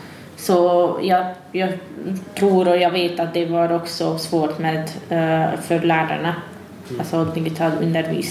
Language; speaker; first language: Swedish; non-native, fluent; Hungarian